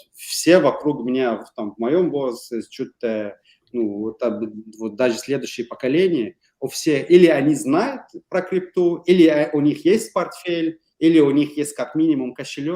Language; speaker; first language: Russian; non-native, fluent; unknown